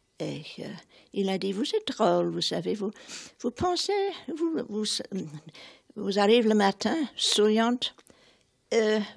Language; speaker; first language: French; non-native, fluent; English